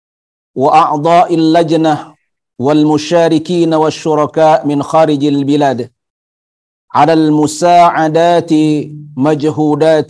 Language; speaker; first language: Arabic; non-native, fluent; Indonesian